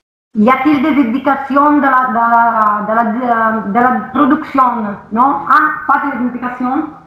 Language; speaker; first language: French; non-native, learner; Italian